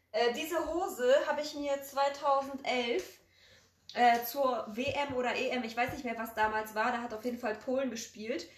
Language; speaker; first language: German; early bilingual, other home language; Polish